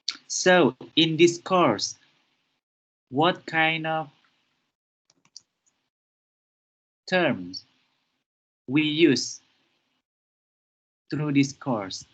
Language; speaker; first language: English; non-native, fluent; Indonesian